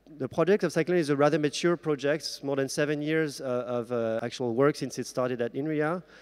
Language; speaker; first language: English; non-native, fluent; French